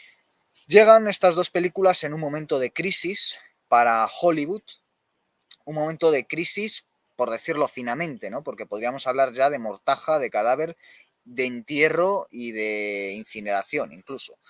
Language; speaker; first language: Spanish; native; Spanish